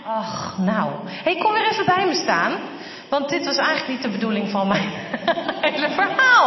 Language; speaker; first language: Dutch; native; Dutch